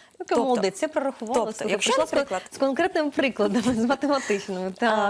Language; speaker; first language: Ukrainian; native; Ukrainian